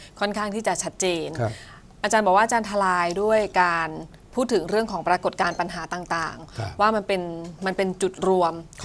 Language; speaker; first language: Thai; native; Thai